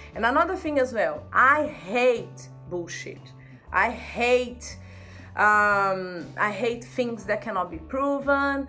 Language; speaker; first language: English; non-native, fluent; Portuguese